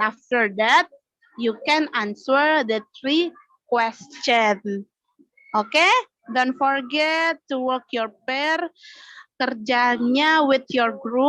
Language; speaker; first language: English; non-native, learner; Indonesian